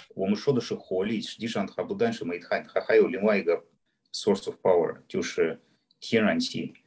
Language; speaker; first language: Chinese; non-native, fluent; Russian